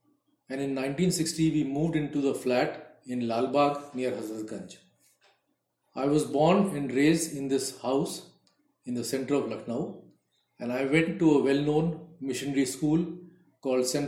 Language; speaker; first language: English; non-native, local second language; Hindi